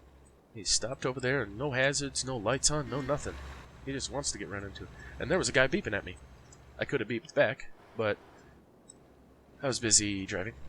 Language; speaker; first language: English; native; English